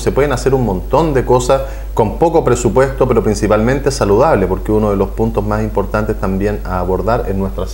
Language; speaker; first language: Spanish; native; Spanish